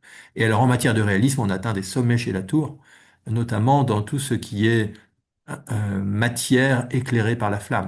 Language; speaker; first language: French; native; French